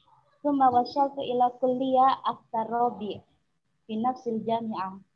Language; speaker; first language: Arabic; non-native, learner; Indonesian